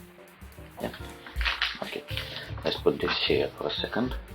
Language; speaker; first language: English; non-native, fluent; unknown